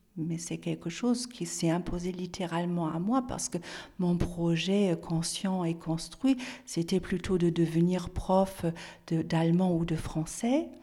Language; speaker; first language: French; non-native, fluent; German